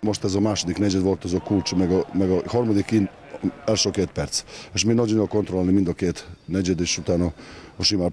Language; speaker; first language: Hungarian; non-native, learner; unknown